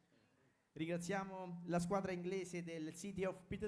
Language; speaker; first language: Italian; native; Italian